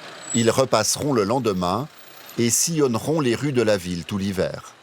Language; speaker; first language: French; native; French